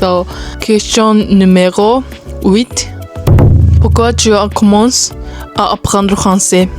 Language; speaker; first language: French; non-native, learner; Japanese